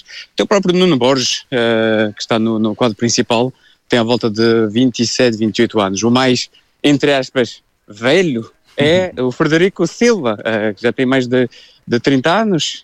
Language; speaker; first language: Portuguese; native; Portuguese